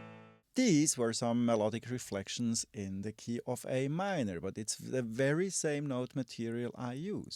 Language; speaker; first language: English; non-native, fluent; German